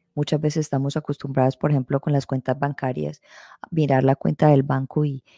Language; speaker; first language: Spanish; native; Spanish